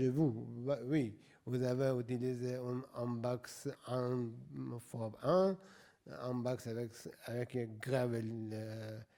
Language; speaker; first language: French; non-native, learner; Persian